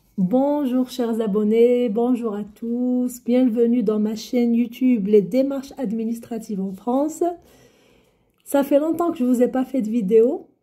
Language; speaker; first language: French; non-native, local second language; Arabic